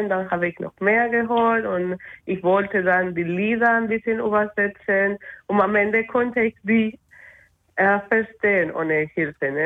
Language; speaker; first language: German; non-native, learner; Spanish